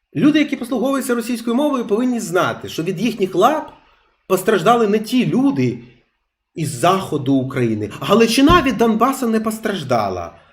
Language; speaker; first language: Ukrainian; non-native, local second language; Russian